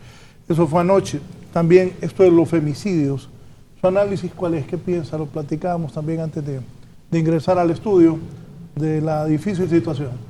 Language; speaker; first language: Spanish; native; Spanish